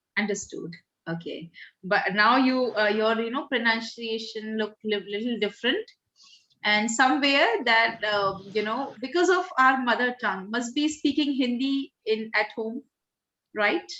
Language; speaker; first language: English; non-native, local second language; Hindi